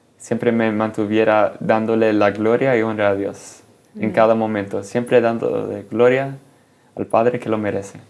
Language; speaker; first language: Spanish; early bilingual, heritage; Spanish